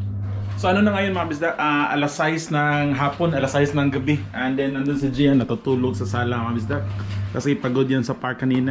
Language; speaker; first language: Filipino; non-native, local second language; Cebuano